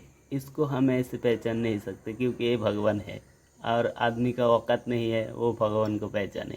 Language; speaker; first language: Hindi; non-native, local second language; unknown